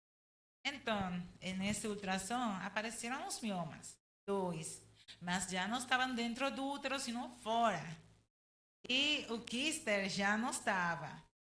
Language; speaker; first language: Portuguese; non-native, learner; Spanish